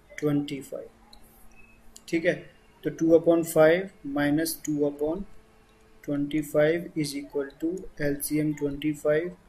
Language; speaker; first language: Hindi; native; Hindi